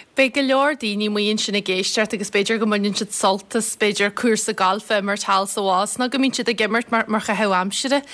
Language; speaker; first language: Irish; native; Irish